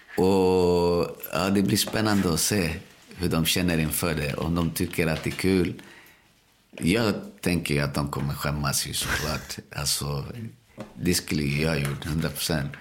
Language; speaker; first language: Swedish; early bilingual, other home language; Spanish